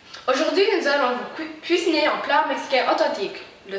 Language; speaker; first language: French; non-native, learner; English